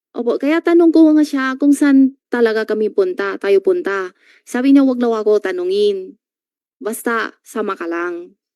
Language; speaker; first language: Filipino; non-native, learner; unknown